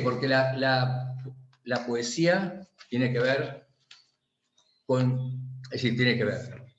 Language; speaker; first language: Spanish; native; Spanish